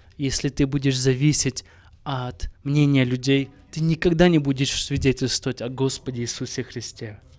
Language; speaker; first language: Russian; non-native, local second language; Armenian